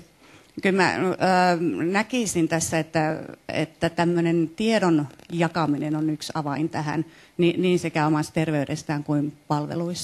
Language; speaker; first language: Finnish; native; Finnish